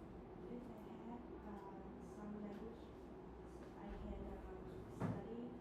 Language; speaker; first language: English; non-native, learner; Vietnamese